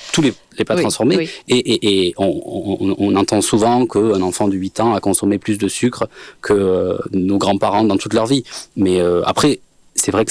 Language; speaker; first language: French; native; French